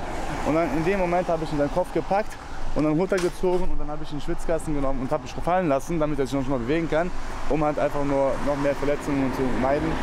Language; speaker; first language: German; native; German